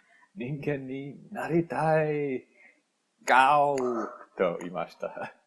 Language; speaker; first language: Japanese; non-native, learner; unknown